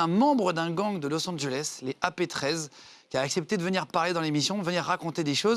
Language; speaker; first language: French; native; French